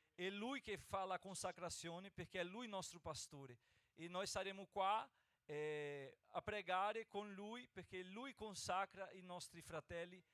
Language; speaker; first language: Italian; non-native, fluent; Portuguese